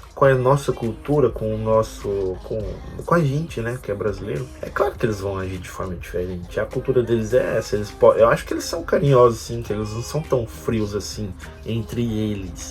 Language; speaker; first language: Portuguese; native; Portuguese